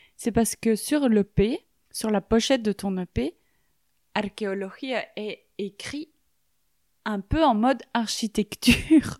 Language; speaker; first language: French; native; French